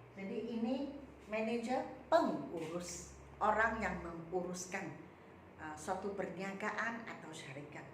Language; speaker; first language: Malay; non-native, local second language; Chinese